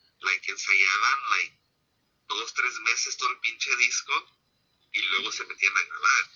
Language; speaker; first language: Spanish; early bilingual, heritage; Spanish